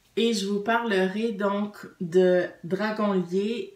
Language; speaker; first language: French; native; French